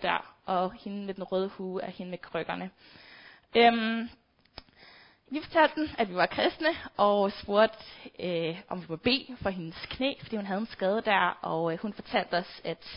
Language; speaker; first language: Danish; native; Danish